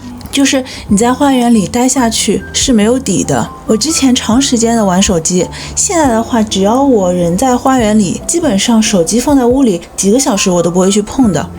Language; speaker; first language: Chinese; native; Chinese